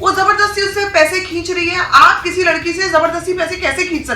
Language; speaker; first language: Hindi; native; Hindi